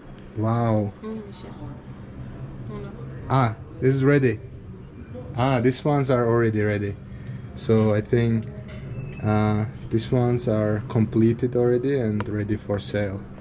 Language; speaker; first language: English; non-native, fluent; Azerbaijani